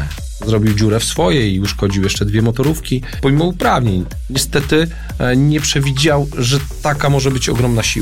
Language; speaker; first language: Polish; native; Polish